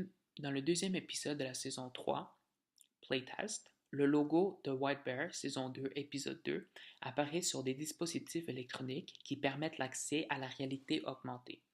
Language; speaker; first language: French; native; French